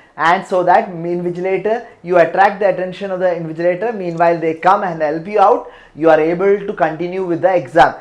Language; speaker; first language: English; non-native, local second language; Malayalam